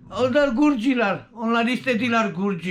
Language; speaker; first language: Turkish; non-native, learner; Svan